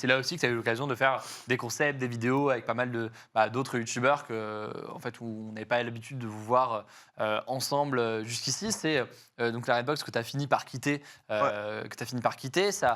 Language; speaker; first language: French; native; French